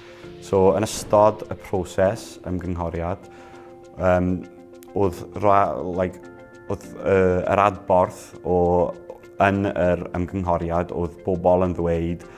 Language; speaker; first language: Welsh; non-native, local second language; English